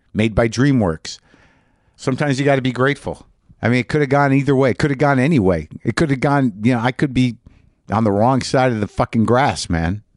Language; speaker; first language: English; native; English